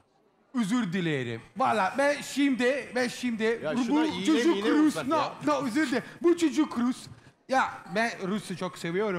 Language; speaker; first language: Turkish; non-native, learner; English